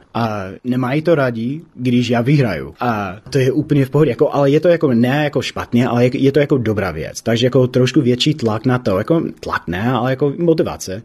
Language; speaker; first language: Czech; non-native, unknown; English